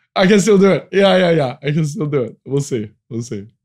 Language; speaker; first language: English; non-native, local second language; Cantonese